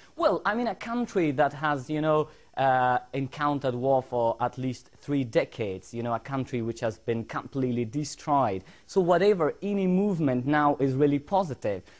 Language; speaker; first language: English; non-native, fluent; Persian